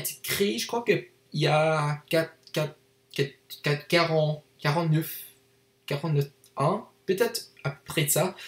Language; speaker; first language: French; non-native, learner; English